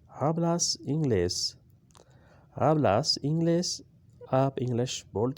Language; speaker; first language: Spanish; non-native, learner; Urdu